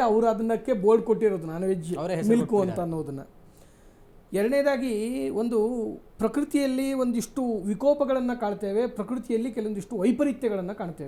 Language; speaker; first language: Kannada; native; Kannada